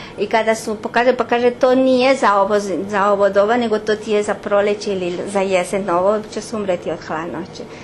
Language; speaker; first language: Serbian; non-native, fluent; Spanish